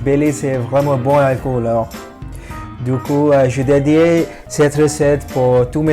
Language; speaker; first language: French; non-native, fluent; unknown